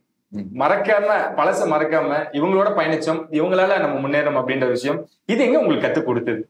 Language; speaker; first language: Tamil; native; Tamil